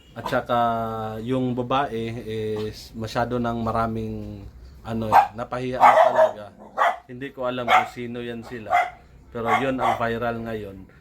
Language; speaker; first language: Filipino; non-native, local second language; Cebuano